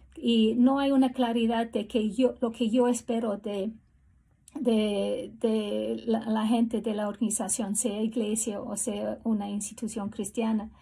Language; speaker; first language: Spanish; non-native, fluent; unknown